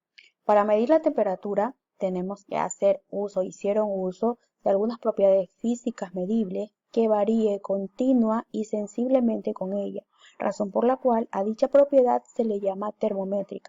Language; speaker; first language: Spanish; native; Spanish